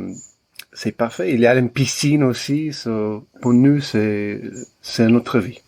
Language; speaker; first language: French; non-native, learner; English